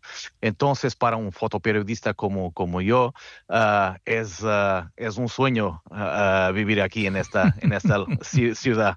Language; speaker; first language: Spanish; non-native, fluent; Portuguese